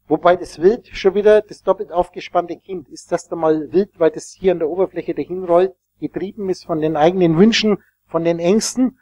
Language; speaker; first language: German; native; German